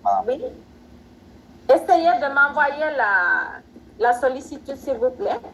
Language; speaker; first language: French; non-native, fluent; Spanish